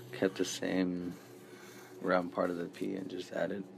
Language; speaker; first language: English; native; English